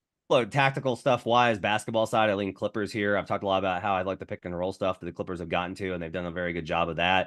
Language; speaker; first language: English; native; English